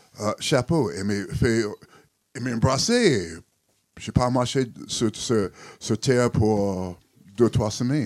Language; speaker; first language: French; non-native, learner; English